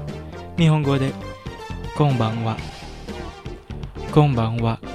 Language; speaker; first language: Japanese; non-native, fluent; Indonesian